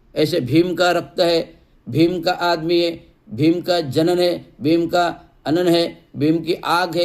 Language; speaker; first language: Hindi; non-native, local second language; Marathi